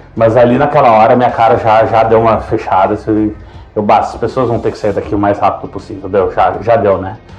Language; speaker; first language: Portuguese; native; Portuguese